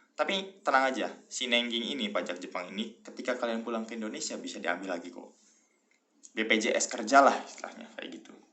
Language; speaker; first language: Indonesian; native; Indonesian